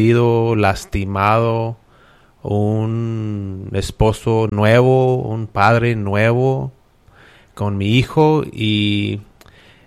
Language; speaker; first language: Spanish; non-native, fluent; English